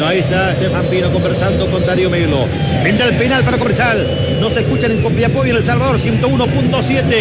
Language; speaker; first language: Spanish; native; Spanish